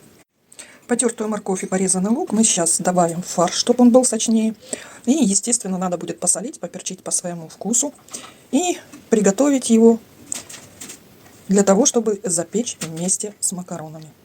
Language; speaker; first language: Russian; native; Russian